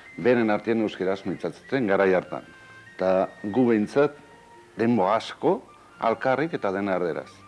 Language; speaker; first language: Basque; native; Basque